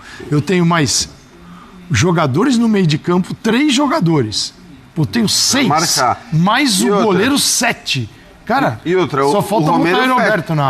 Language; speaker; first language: Portuguese; native; Portuguese